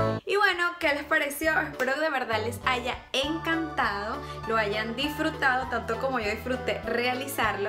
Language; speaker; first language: Spanish; native; Spanish